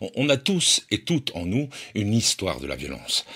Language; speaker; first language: French; native; French